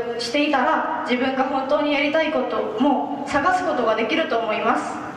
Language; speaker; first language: Japanese; non-native, fluent; Korean